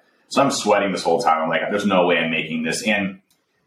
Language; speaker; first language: English; native; English